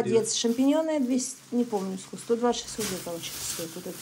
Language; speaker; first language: Russian; native; Russian